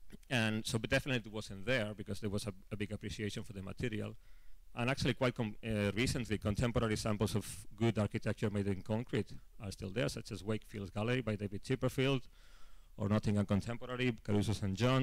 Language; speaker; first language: English; non-native, fluent; Spanish